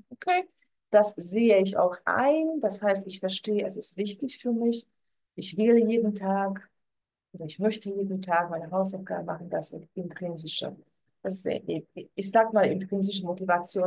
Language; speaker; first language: German; non-native, fluent; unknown